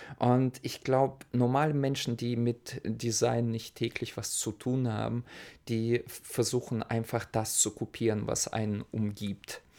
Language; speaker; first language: German; non-native, fluent; Russian